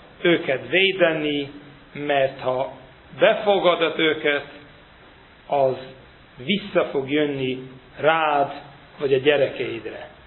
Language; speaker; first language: Hungarian; native; Hungarian